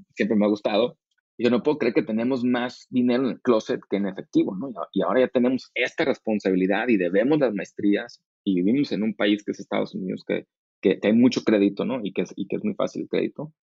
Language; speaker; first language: Spanish; native; Spanish